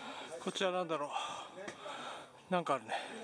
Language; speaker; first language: Japanese; native; Japanese